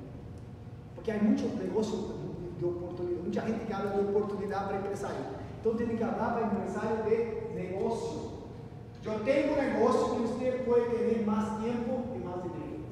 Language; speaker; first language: Spanish; non-native, learner; Portuguese